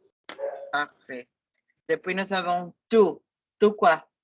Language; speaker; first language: French; non-native, fluent; Spanish